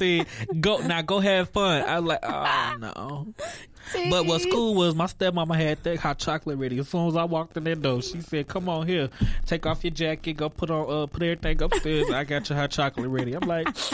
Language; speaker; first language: English; native; English